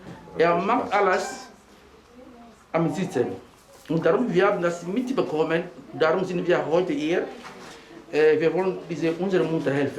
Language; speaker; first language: German; non-native, learner; Portuguese